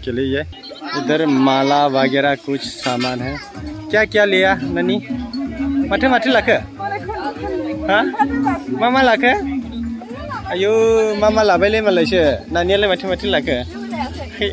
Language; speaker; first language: Hindi; non-native, local second language; Bodo